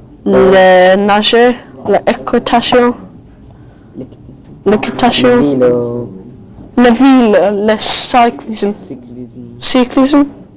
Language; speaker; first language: French; non-native, learner; English